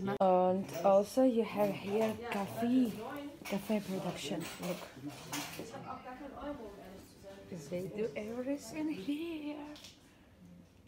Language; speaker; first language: English; non-native, learner; Russian